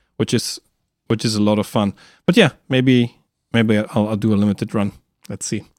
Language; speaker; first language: English; non-native, fluent; German